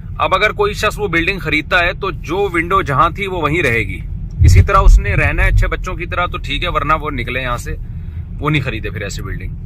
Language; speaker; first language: Urdu; native; Urdu